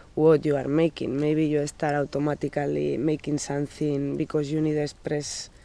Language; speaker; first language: English; non-native, learner; Spanish